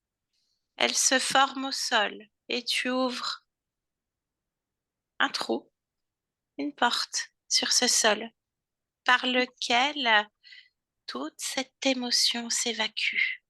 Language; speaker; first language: French; native; French